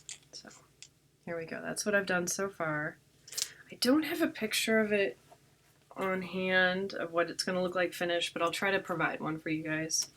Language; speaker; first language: English; native; English